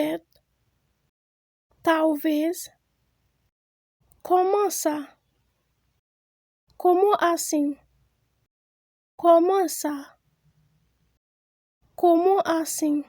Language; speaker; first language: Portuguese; non-native, fluent; Haitian Creole